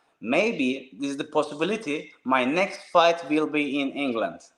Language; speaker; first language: English; non-native, learner; Turkish